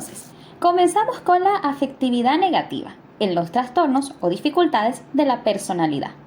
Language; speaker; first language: Spanish; native; Spanish